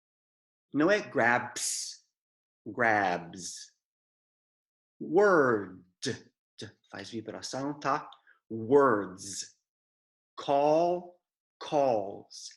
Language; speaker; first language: Portuguese; non-native, fluent; English